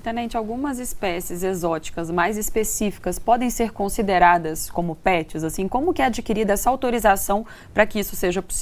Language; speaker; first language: Portuguese; native; Portuguese